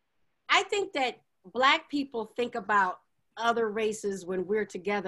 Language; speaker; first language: English; native; English